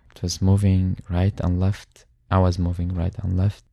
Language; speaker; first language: English; non-native, fluent; Arabic